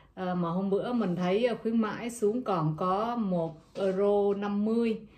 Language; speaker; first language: Vietnamese; native; Vietnamese